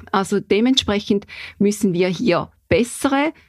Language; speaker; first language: German; native; German